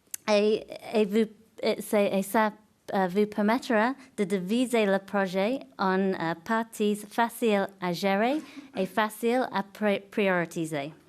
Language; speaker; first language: French; non-native, fluent; English